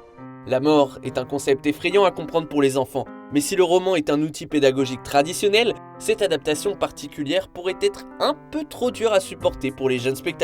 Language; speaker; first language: French; native; French